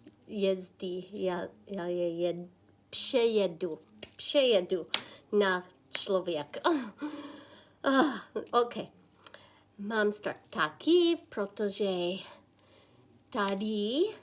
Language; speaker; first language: Czech; non-native, learner; English